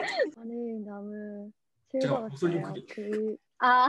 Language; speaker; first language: Korean; non-native, learner; Japanese